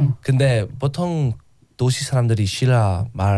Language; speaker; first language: Korean; non-native, learner; English